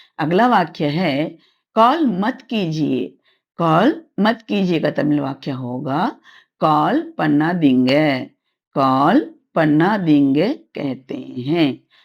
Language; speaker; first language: Hindi; non-native, local second language; Tamil